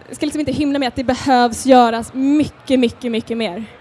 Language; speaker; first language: Swedish; native; Swedish